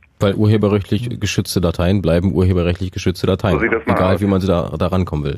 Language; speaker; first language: German; native; German